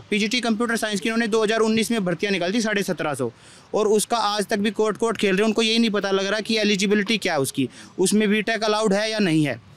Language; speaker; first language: Hindi; native; Hindi